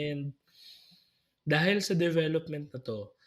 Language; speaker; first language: Filipino; native; Filipino